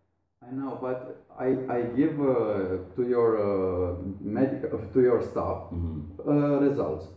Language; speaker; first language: English; non-native, learner; Romanian